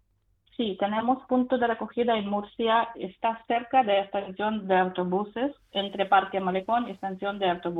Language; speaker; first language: Spanish; non-native, fluent; Ukrainian